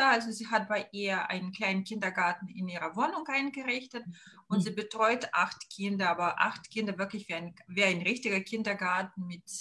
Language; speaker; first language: German; non-native, fluent; Russian